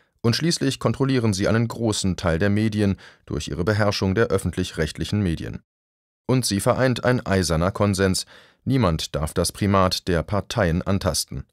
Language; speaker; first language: German; native; German